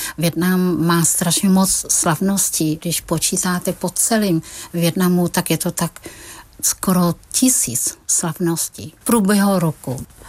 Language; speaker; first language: Czech; non-native, fluent; Vietnamese